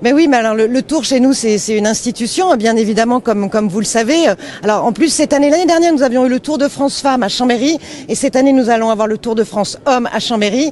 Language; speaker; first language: French; native; French